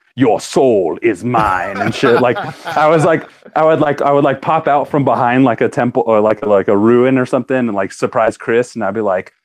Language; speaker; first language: English; native; English